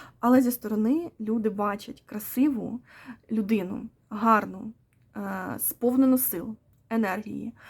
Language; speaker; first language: Ukrainian; non-native, local second language; Russian